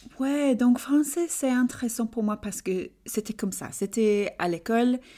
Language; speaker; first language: French; non-native, learner; English